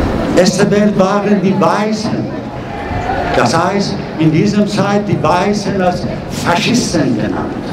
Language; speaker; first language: German; non-native, learner; Persian